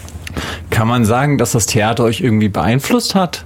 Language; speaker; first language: German; native; German